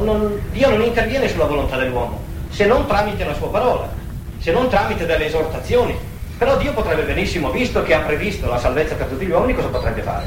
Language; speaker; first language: Italian; native; Italian